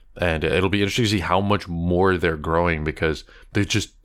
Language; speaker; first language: English; native; English